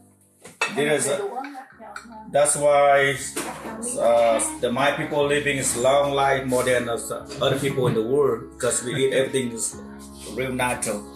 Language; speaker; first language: English; non-native, learner; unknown